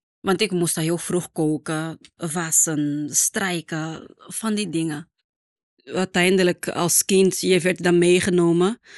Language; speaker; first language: Dutch; non-native, fluent; Portuguese